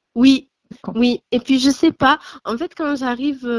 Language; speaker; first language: French; native; French